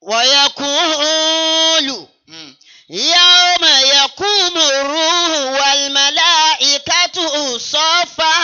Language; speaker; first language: Arabic; non-native, fluent; Yoruba